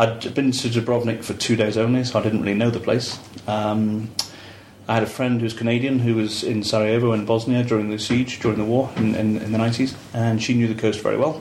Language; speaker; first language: English; native; English